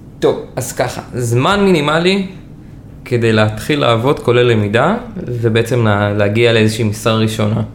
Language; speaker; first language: Hebrew; native; Hebrew